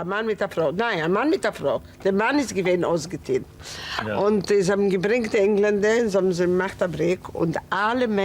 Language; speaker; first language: German; non-native, learner; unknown